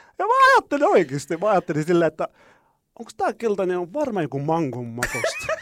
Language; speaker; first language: Finnish; non-native, fluent; Arabic